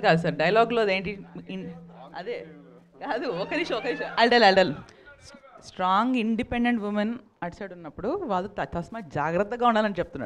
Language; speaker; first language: Telugu; native; Telugu